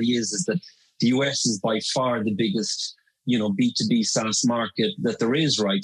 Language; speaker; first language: English; native; English